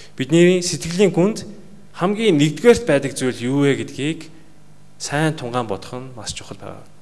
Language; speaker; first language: Mongolian; native; Mongolian